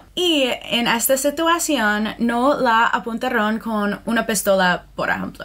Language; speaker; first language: Spanish; non-native, fluent; English